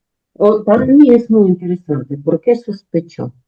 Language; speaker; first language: Spanish; non-native, learner; Russian